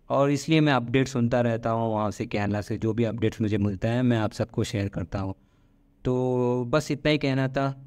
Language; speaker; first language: Hindi; non-native, local second language; Malayalam